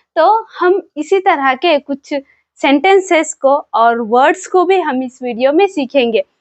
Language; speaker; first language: Hindi; non-native, local second language; Kannada